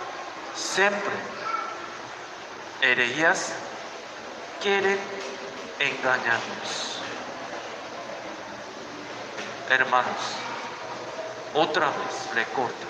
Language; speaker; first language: Spanish; non-native, learner; Korean